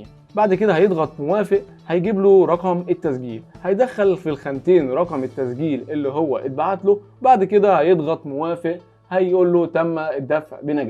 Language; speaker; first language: Arabic; native; Arabic